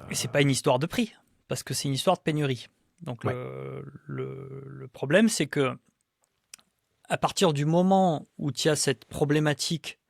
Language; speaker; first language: French; native; French